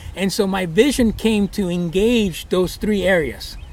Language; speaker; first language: English; early bilingual, other home language; Spanish